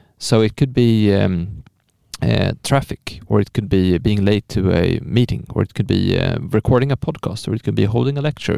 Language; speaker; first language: English; non-native, fluent; Swedish